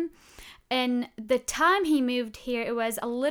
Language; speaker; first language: English; non-native, fluent; Arabic